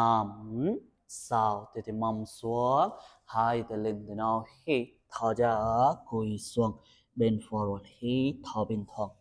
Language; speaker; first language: Vietnamese; non-native, learner; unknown